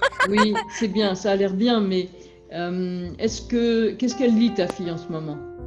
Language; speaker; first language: French; native; French